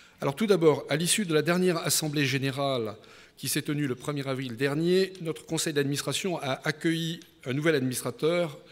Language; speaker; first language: French; native; French